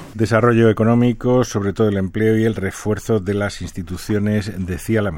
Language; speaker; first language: Spanish; native; Spanish